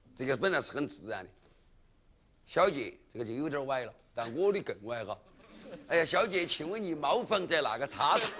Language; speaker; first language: Chinese; native; Chinese